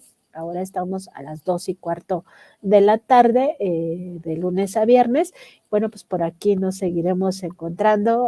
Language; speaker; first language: Spanish; native; Spanish